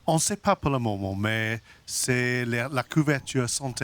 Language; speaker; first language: French; non-native, learner; English